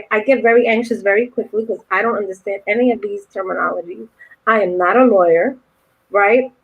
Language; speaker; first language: English; native; English